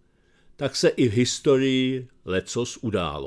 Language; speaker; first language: Czech; native; Czech